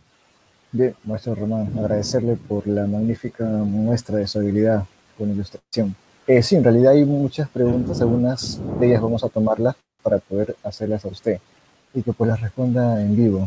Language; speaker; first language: Spanish; native; Spanish